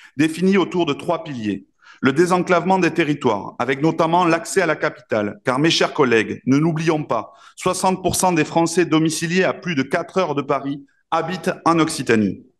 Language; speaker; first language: French; native; French